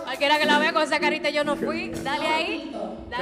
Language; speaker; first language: Spanish; native; Spanish